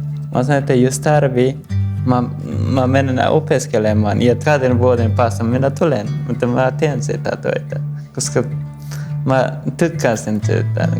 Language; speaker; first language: Finnish; non-native, learner; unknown